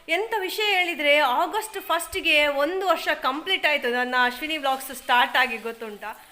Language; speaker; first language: Kannada; native; Kannada